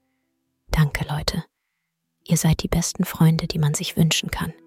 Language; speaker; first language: German; native; German